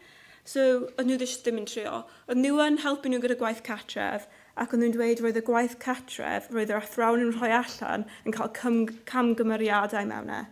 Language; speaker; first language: Welsh; non-native, local second language; English